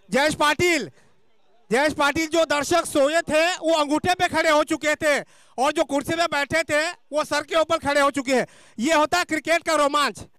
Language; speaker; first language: Hindi; non-native, local second language; Marathi